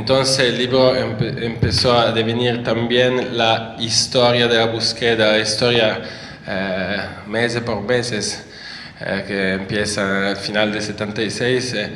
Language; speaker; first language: Spanish; non-native, fluent; Italian